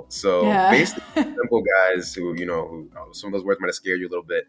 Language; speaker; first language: English; native; English